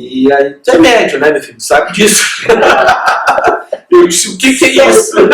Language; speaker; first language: Portuguese; native; Portuguese